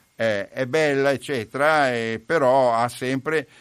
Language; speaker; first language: Italian; native; Italian